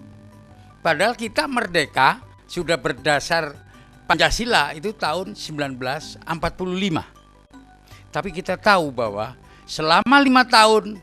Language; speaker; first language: Indonesian; native; Indonesian